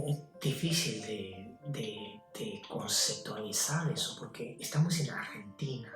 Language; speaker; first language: Spanish; non-native, fluent; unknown